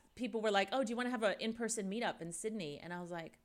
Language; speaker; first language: English; native; English